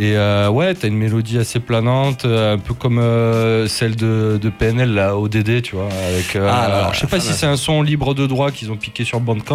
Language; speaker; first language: French; native; French